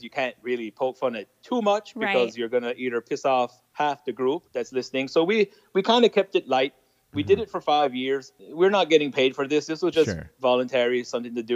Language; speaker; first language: English; non-native, fluent; French